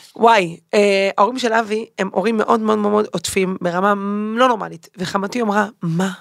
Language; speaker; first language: Hebrew; native; Hebrew